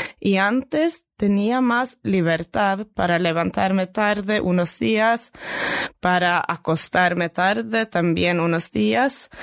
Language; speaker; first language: Spanish; non-native, fluent; Norwegian